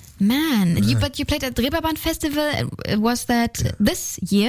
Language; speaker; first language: English; non-native, fluent; German